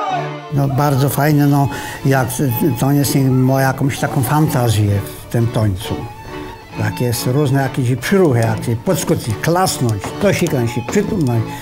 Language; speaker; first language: Polish; native; Polish